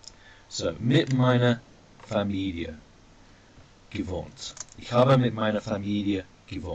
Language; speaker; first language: German; non-native, fluent; English